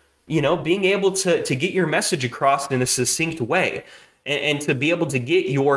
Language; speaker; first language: English; native; English